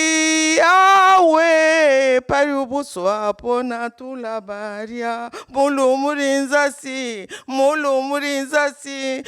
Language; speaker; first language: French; non-native, local second language; Swahili